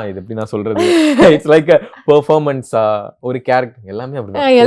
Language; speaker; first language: Tamil; native; Tamil